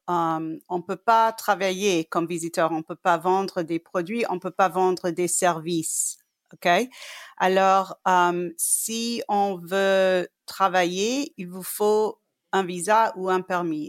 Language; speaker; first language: French; non-native, fluent; English